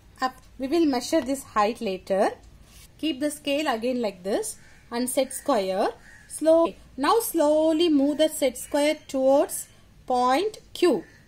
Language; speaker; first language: English; non-native, local second language; Tamil